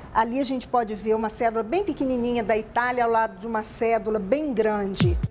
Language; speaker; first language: Portuguese; native; Portuguese